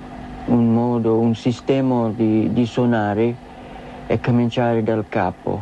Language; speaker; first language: Italian; non-native, learner; English